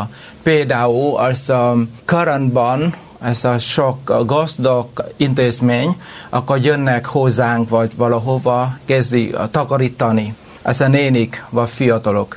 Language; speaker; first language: Hungarian; non-native, learner; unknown